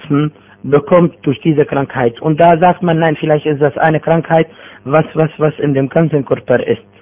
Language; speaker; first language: German; non-native, fluent; Arabic